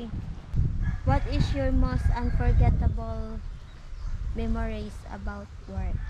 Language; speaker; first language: English; non-native, learner; Filipino